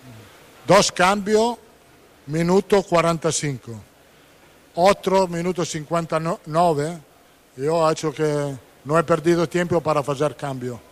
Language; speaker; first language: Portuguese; non-native, learner; Italian